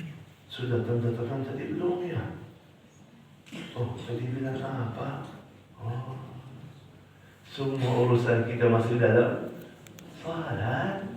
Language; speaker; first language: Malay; non-native, fluent; Arabic